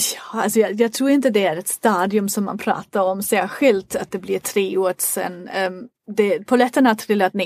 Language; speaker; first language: Swedish; non-native, fluent; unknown